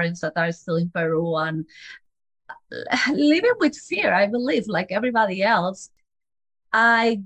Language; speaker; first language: English; non-native, fluent; Spanish